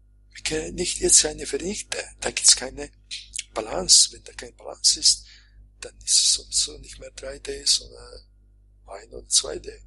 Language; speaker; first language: German; non-native, fluent; Croatian